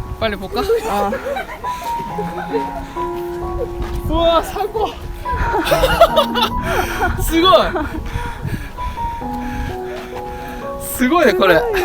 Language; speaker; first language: Japanese; non-native, fluent; Korean